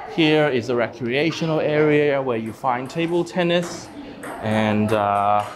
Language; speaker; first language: English; non-native, local second language; Cantonese